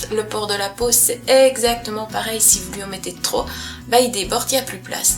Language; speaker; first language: French; native; French